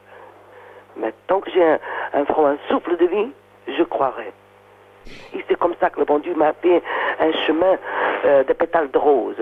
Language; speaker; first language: French; non-native, fluent; Portuguese